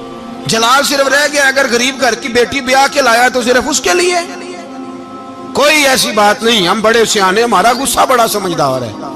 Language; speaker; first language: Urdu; non-native, local second language; Punjabi